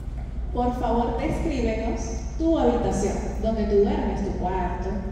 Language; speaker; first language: Spanish; native; Spanish